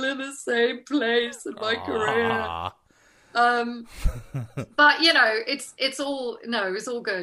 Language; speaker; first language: English; native; English